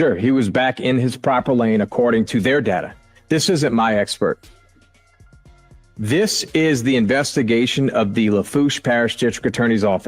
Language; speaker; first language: English; native; English